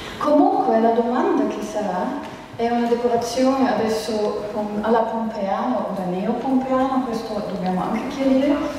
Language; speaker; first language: Italian; non-native, fluent; German